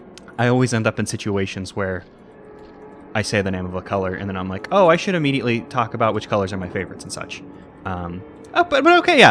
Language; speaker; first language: English; native; English